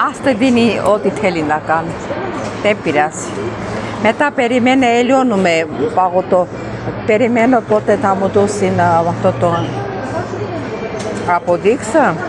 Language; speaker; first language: Greek; non-native, learner; Armenian